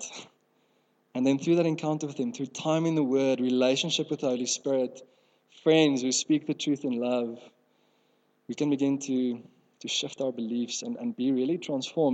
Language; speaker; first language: English; non-native, local second language; Afrikaans